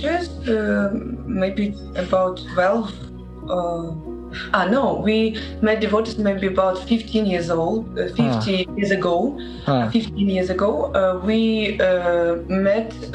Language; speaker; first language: English; non-native, learner; Russian